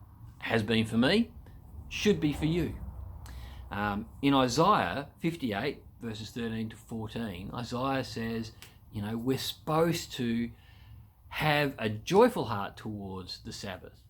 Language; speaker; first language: English; native; English